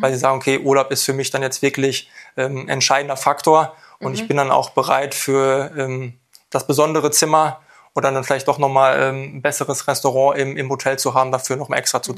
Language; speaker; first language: German; native; German